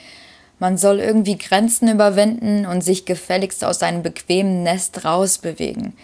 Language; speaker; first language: German; native; German